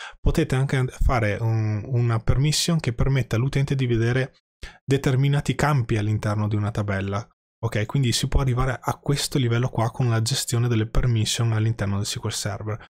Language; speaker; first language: Italian; native; Italian